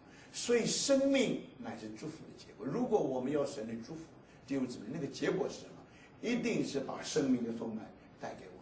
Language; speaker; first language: Chinese; native; Chinese